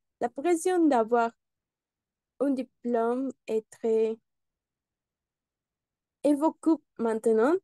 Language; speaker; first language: French; non-native, learner; Spanish